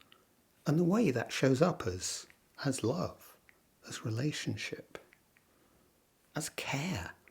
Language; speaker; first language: English; native; English